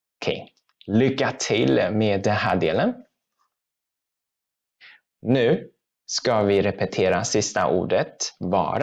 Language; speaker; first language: Swedish; non-native, fluent; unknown